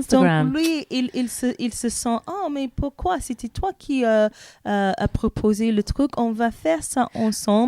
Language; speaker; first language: French; non-native, learner; English